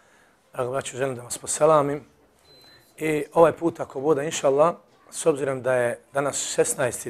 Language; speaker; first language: Serbian; native; Serbian